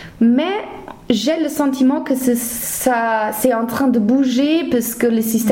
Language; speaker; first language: French; non-native, fluent; German